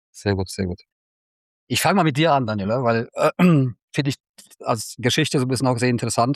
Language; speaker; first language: German; native; German